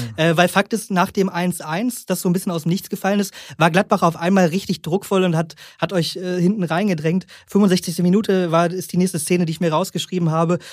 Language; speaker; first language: German; native; German